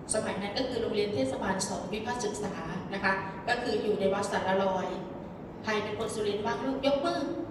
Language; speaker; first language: Thai; non-native, local second language; Northeastern Thai